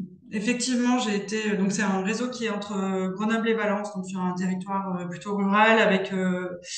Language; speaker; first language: French; native; French